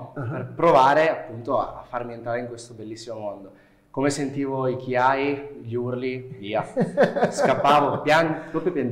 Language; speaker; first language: Italian; native; Italian